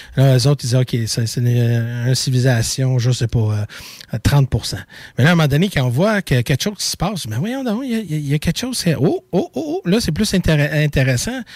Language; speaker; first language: French; native; French